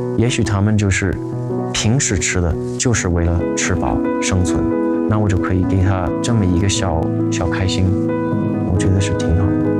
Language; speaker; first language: Chinese; non-native, fluent; English